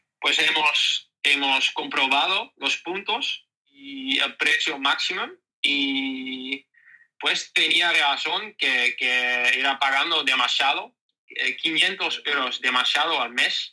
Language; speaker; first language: Spanish; non-native, learner; Dutch